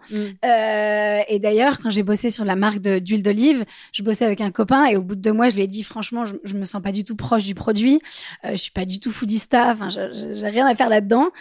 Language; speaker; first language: French; native; French